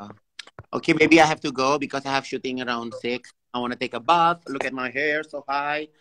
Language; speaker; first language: English; non-native, learner; Indonesian